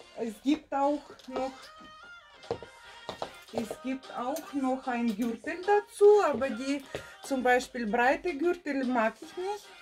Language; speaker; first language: German; non-native, fluent; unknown